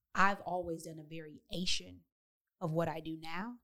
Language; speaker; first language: English; native; English